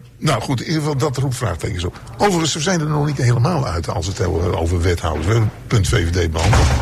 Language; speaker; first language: Dutch; native; Dutch